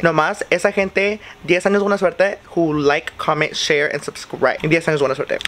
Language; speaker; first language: Spanish; early bilingual, heritage; Spanish